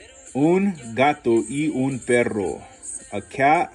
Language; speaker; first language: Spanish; non-native, learner; English